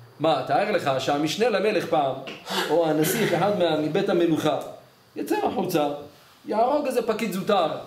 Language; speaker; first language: Hebrew; native; Hebrew